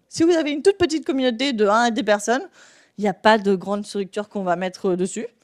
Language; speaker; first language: French; non-native, fluent; Spanish